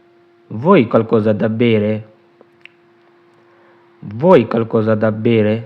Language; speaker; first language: Italian; non-native, learner; Urdu